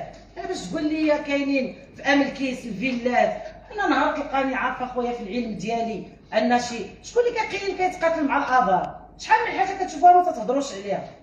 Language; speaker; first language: Arabic; native; Arabic